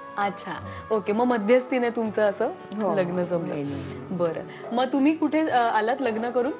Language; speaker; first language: Marathi; native; Marathi